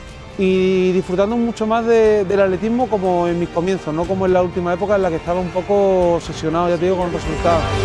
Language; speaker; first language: Spanish; native; Spanish